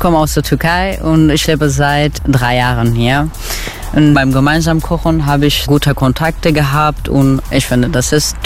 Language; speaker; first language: German; non-native, learner; Turkish